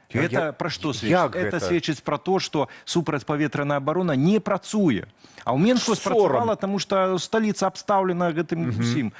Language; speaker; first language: Belarusian; native; Belarusian